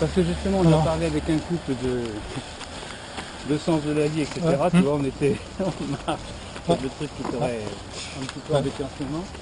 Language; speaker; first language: French; native; French